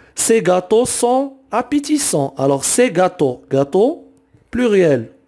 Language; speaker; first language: French; non-native, local second language; Arabic